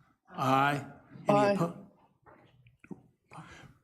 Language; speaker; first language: English; native; English